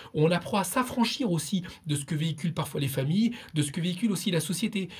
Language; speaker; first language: French; early bilingual, other home language; Spanish